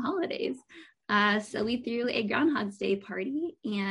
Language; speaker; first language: English; native; English